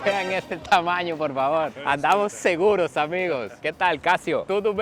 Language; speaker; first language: Spanish; native; Spanish